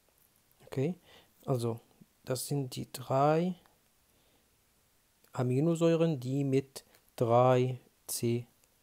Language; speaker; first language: German; non-native, fluent; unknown